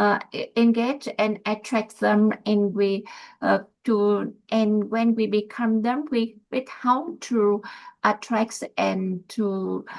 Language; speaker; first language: English; non-native, learner; Vietnamese